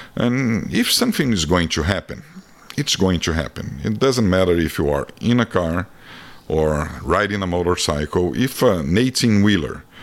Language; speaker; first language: English; non-native, fluent; Portuguese